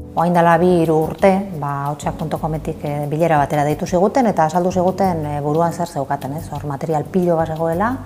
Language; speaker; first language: Basque; native; Basque